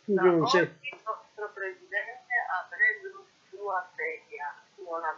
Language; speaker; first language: Italian; non-native, learner; Polish